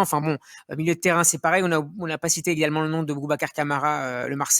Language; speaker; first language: French; native; French